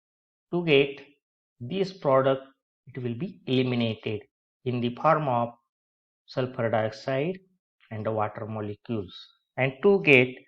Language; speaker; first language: English; non-native, local second language; Marathi